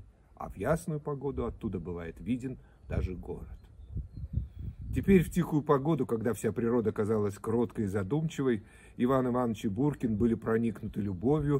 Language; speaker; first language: Russian; native; Russian